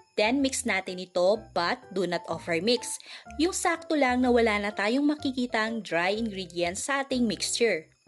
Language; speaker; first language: Filipino; non-native, local second language; Cebuano